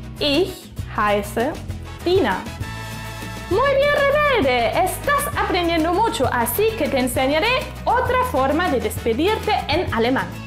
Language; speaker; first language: Spanish; native; Spanish